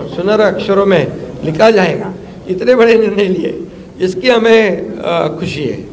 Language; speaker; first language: Hindi; non-native, local second language; Marathi